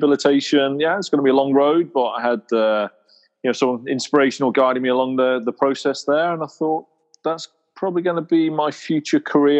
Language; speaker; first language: English; native; English